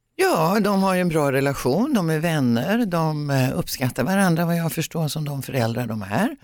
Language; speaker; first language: Swedish; native; Swedish